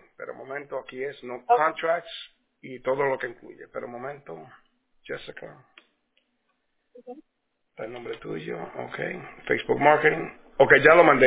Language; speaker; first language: Spanish; early bilingual, heritage; Spanish